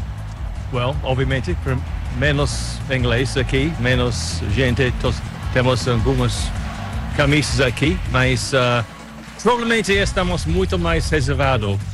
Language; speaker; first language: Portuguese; non-native, learner; English